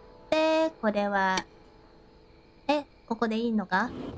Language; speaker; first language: Japanese; non-native, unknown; Thai